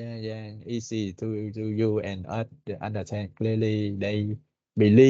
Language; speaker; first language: English; non-native, learner; Vietnamese